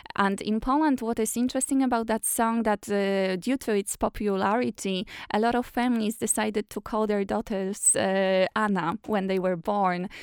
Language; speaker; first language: English; non-native, fluent; Polish